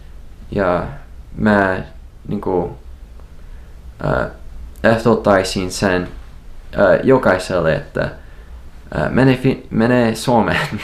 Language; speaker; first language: Finnish; non-native, fluent; English